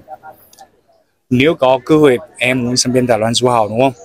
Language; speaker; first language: Vietnamese; non-native, learner; Chinese